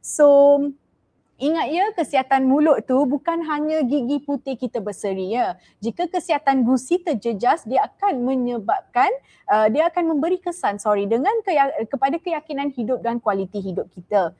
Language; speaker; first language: Malay; native; Malay